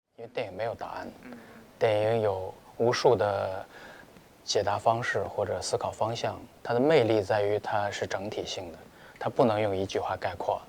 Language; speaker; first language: Chinese; native; Chinese